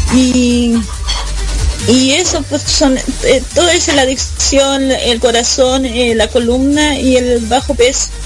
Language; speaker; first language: Spanish; native; Spanish